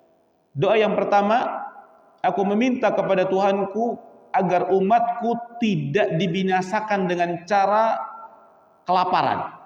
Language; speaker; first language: Indonesian; native; Indonesian